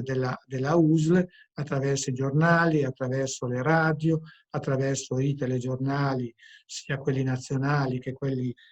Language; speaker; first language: Italian; native; Italian